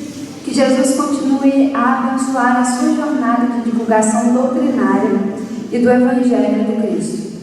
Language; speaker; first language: Portuguese; native; Portuguese